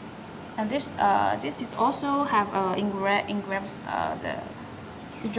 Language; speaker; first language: English; non-native, learner; Chinese